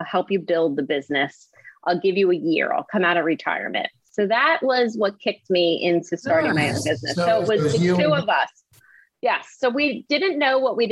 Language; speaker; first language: English; native; English